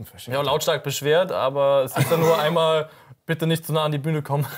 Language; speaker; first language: German; native; German